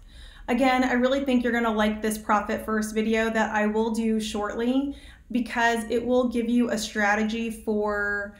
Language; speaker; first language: English; native; English